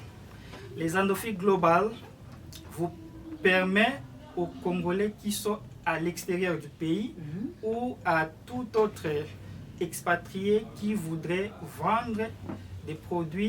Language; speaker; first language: French; non-native, local second language; Lingala